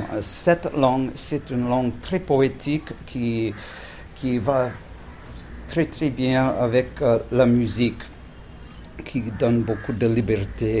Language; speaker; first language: French; non-native, fluent; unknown